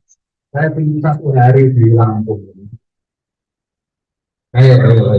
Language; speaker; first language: Indonesian; native; Indonesian